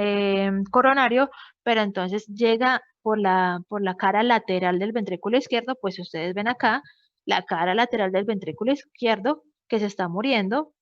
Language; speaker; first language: Spanish; native; Spanish